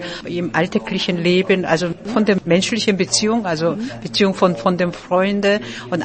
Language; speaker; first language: German; non-native, fluent; Korean